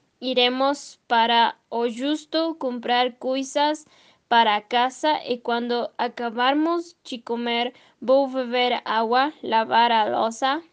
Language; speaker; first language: Portuguese; non-native, learner; Spanish